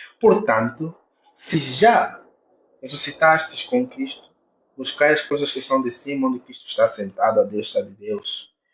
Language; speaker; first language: Portuguese; native; Portuguese